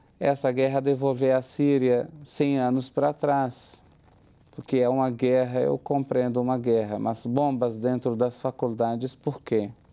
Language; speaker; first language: Portuguese; non-native, fluent; Arabic